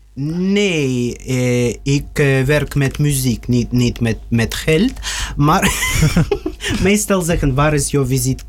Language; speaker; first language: Dutch; non-native, learner; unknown